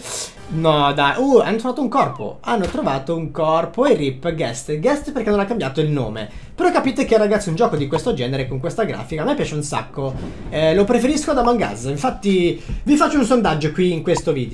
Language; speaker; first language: Italian; native; Italian